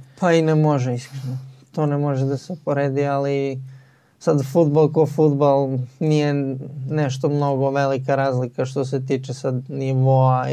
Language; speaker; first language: Serbian; early bilingual, heritage; Serbian